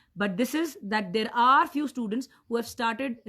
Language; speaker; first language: English; non-native, local second language; Punjabi